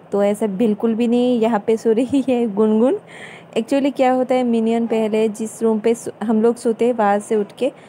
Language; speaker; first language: Hindi; non-native, local second language; Bangla